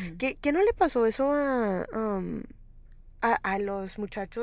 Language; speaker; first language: Spanish; early bilingual, heritage; Spanish